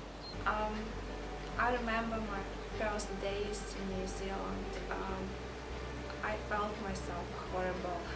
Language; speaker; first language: English; non-native, learner; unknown